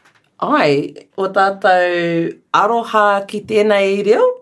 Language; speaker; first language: Māori; non-native, learner; English